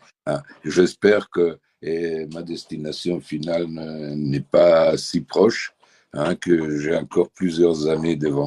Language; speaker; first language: French; early bilingual, heritage; French